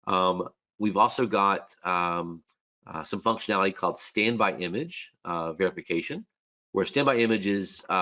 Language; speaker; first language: English; native; English